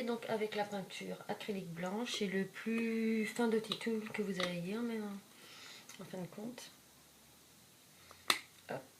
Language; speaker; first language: French; native; French